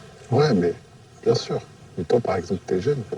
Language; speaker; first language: French; native; French